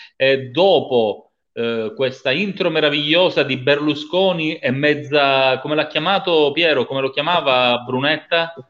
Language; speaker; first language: Italian; native; Italian